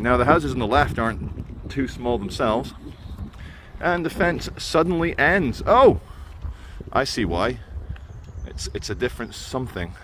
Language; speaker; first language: English; native; English